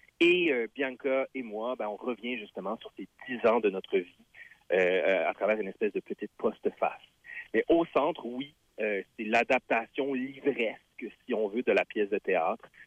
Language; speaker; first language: French; native; French